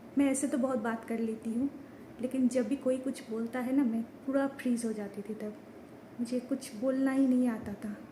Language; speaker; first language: Hindi; non-native, local second language; Bangla